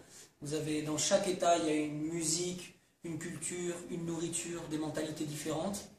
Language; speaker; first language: French; native; French